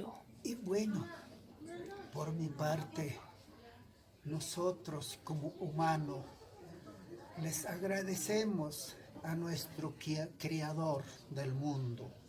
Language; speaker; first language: Spanish; non-native, local second language; Quechua